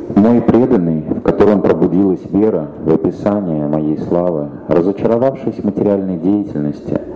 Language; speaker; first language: Russian; native; Russian